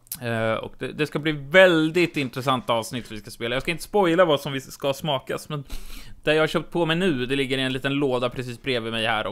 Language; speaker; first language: Swedish; native; Swedish